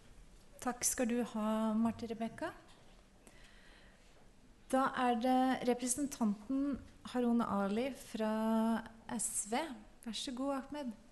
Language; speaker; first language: Norwegian; native; Norwegian